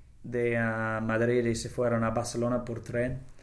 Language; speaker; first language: Spanish; non-native, learner; English